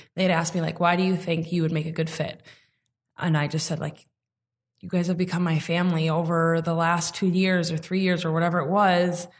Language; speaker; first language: English; native; English